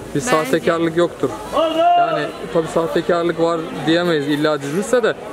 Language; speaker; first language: Turkish; native; Turkish